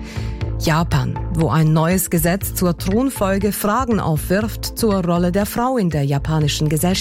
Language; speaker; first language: German; native; German